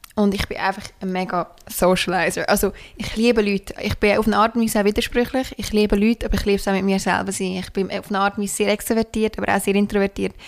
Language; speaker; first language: German; native; German